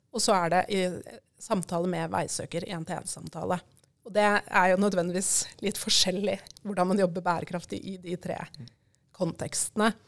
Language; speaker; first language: Norwegian; native; Norwegian